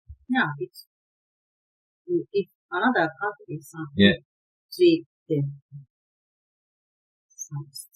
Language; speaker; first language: English; non-native, learner; Japanese